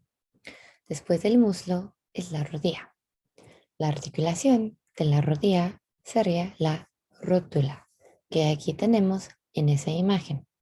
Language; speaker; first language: Spanish; non-native, fluent; English